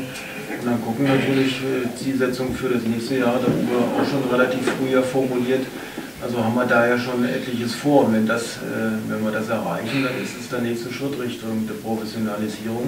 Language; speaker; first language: German; native; German